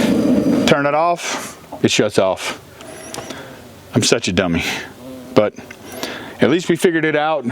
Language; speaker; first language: English; native; English